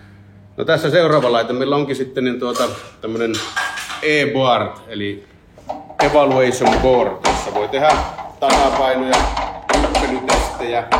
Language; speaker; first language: Finnish; native; Finnish